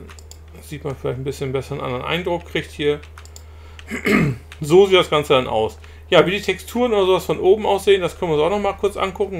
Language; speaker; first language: German; native; German